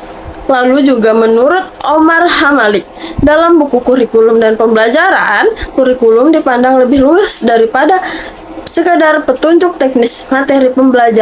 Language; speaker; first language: Indonesian; native; Indonesian